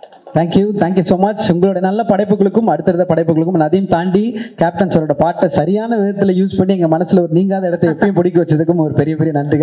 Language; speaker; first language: Tamil; native; Tamil